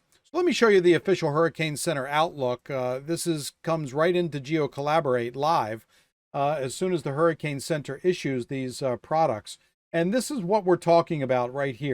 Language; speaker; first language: English; native; English